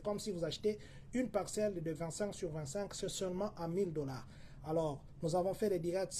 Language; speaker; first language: French; non-native, local second language; Lingala